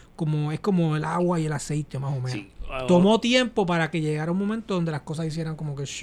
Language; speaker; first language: Spanish; native; Spanish